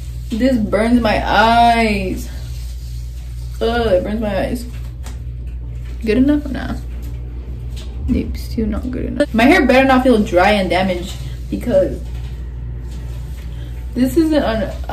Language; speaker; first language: English; early bilingual, other home language; Spanish